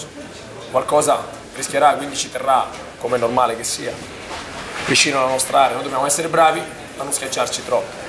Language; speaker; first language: Italian; native; Italian